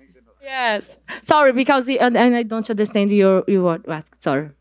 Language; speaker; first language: English; non-native, learner; Portuguese